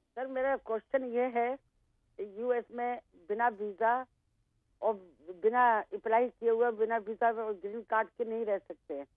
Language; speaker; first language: Urdu; native; Urdu